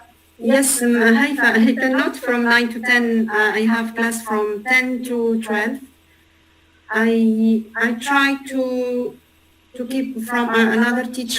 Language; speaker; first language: English; non-native, learner; Arabic